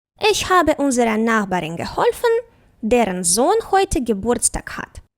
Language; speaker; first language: German; non-native, fluent; Ukrainian